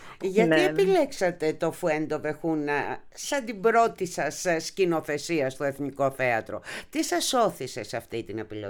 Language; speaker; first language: Greek; native; Greek